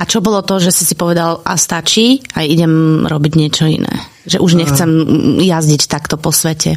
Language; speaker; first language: Slovak; native; Slovak